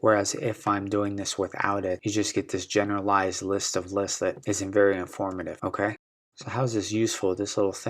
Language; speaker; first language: English; native; English